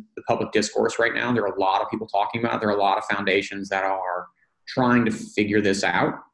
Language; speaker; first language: English; native; English